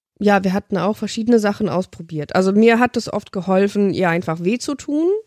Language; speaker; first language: German; early bilingual, other home language; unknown